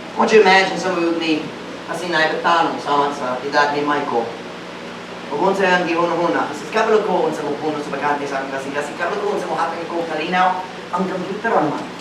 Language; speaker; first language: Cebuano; non-native, fluent; English